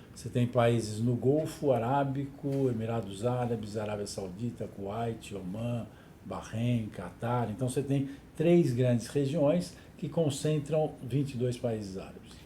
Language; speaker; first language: Portuguese; native; Portuguese